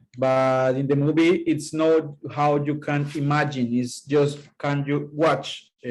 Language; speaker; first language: English; non-native, learner; Spanish